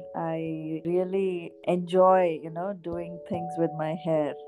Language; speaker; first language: English; non-native, local second language; Kannada